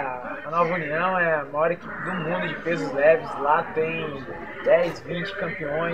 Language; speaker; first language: Portuguese; native; Portuguese